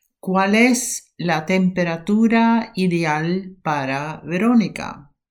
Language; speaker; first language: Spanish; non-native, fluent; Norwegian